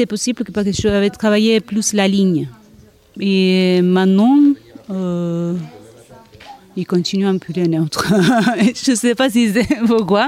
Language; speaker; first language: French; non-native, learner; Spanish